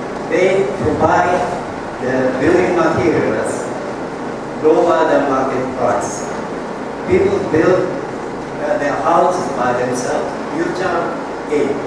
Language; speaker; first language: English; non-native, learner; Japanese